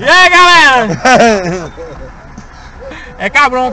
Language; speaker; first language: Portuguese; native; Portuguese